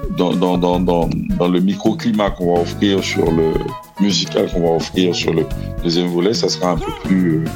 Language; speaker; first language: French; native; French